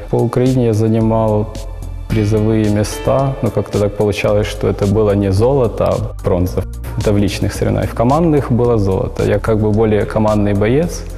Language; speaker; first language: Russian; non-native, local second language; Ukrainian